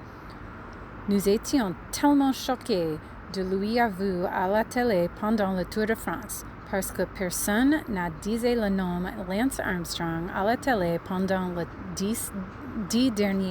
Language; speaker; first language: French; non-native, learner; English